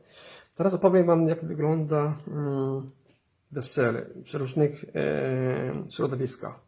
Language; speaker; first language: Polish; non-native, fluent; Somali